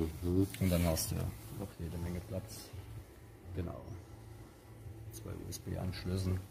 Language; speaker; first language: German; native; German